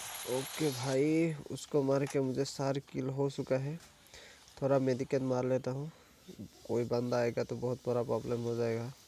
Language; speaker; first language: Hindi; non-native, local second language; Assamese